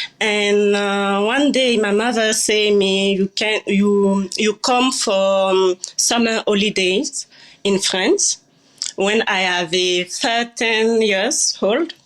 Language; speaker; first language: English; non-native, learner; French